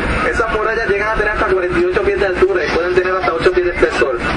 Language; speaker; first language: Spanish; native; Spanish